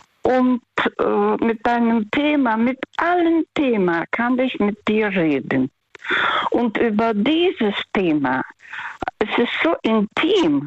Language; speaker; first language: German; non-native, fluent; Russian